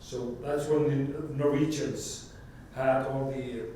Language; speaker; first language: English; non-native, fluent; Icelandic